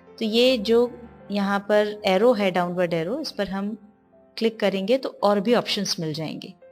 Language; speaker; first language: Hindi; native; Hindi